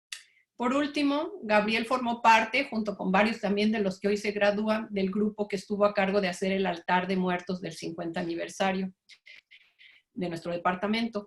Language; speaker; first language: Spanish; native; Spanish